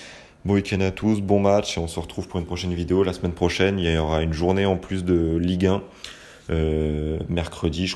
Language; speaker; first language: French; native; French